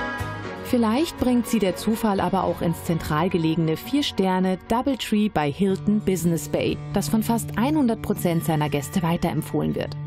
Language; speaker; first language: German; native; German